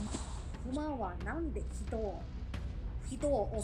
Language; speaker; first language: Japanese; non-native, learner; Chinese